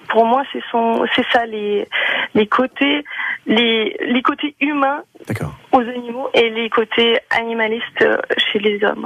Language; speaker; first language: French; non-native, fluent; Ukrainian